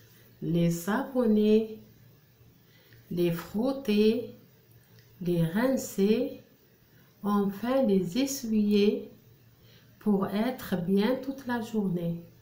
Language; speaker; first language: French; non-native, local second language; Arabic